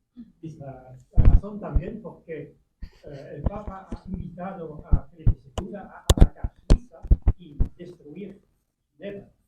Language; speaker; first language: Spanish; non-native, fluent; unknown